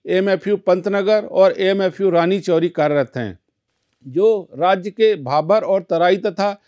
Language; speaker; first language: Hindi; native; Hindi